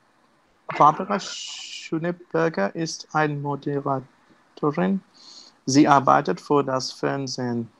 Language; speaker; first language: German; non-native, learner; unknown